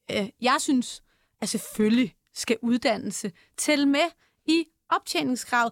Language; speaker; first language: Danish; native; Danish